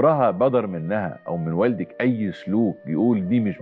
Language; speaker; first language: Arabic; native; Arabic